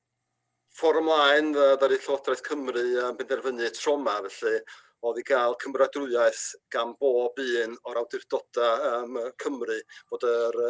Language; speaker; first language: Welsh; native; Welsh